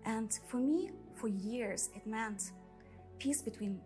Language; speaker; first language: English; non-native, fluent; Russian